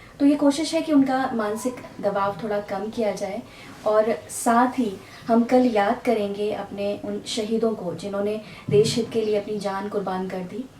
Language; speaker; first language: Hindi; native; Hindi